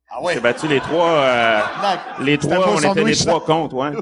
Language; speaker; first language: French; native; French